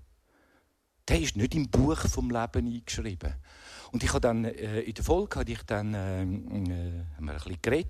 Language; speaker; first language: German; native; German